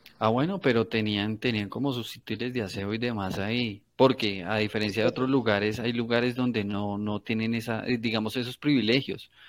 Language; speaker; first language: Spanish; native; Spanish